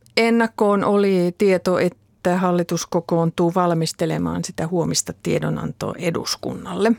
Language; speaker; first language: Finnish; native; Finnish